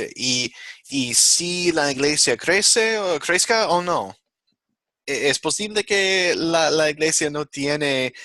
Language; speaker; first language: Spanish; non-native, fluent; English